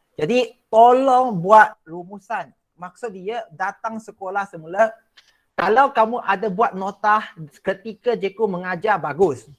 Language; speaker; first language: Malay; non-native, local second language; Chinese